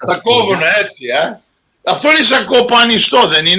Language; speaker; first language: Greek; early bilingual, heritage; Greek